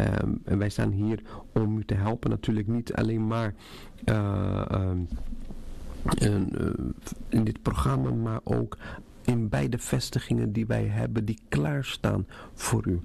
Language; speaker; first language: Dutch; non-native, fluent; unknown